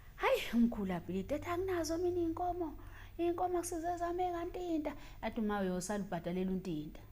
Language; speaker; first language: Zulu; native; Zulu